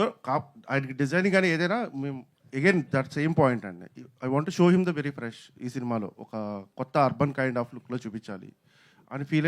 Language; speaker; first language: Telugu; native; Telugu